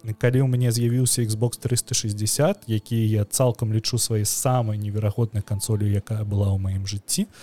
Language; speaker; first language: Belarusian; non-native, local second language; Russian